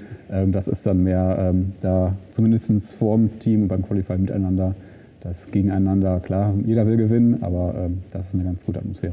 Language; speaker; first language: German; native; German